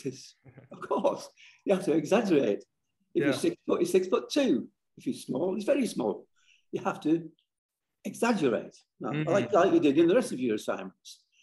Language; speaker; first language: English; native; English